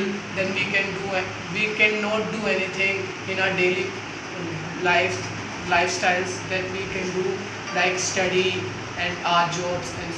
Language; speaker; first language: English; non-native, learner; Hindi